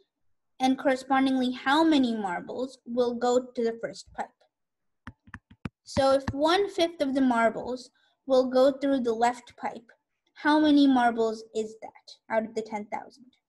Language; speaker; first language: English; native; English